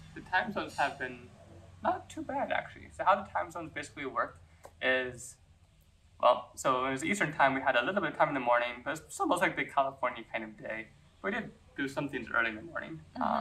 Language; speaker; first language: English; native; English